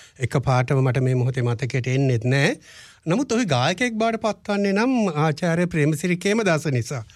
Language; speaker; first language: Sinhala; native; Sinhala